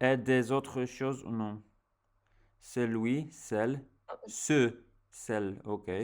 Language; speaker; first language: French; non-native, learner; English